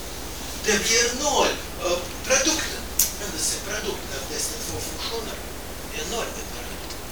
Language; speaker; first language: Swedish; non-native, fluent; Russian